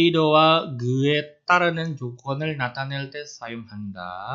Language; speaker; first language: Korean; non-native, fluent; Indonesian